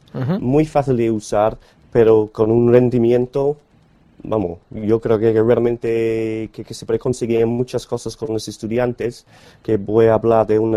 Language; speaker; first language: Spanish; non-native, fluent; English